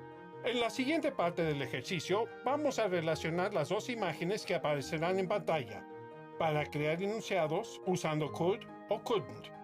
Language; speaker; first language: Spanish; native; Spanish